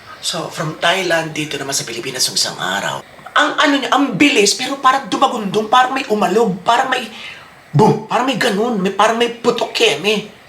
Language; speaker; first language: Filipino; native; Filipino